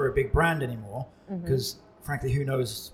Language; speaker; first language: English; native; English